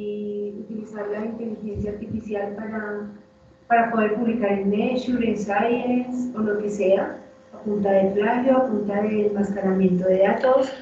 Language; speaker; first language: Spanish; native; Spanish